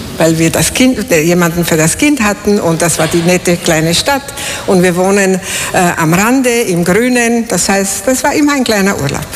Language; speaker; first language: German; non-native, fluent; Slovak